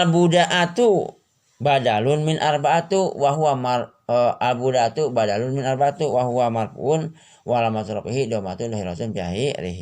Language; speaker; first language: Arabic; non-native, fluent; Sundanese